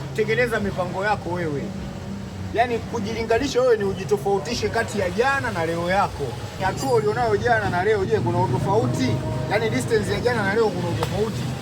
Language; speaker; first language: Swahili; native; Swahili